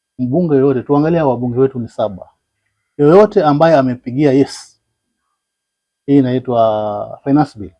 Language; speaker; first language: Swahili; non-native, local second language; Giryama